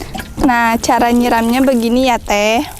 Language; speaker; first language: Indonesian; native; Indonesian